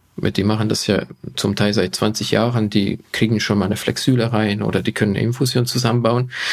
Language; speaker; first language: German; non-native, fluent; Hungarian